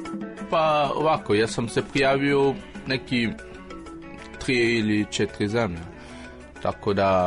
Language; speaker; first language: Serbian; non-native, fluent; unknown